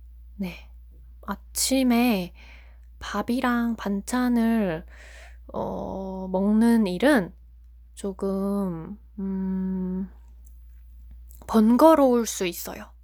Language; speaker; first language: Korean; non-native, fluent; Japanese